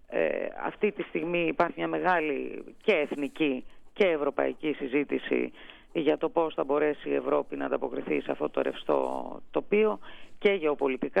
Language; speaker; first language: Greek; native; Greek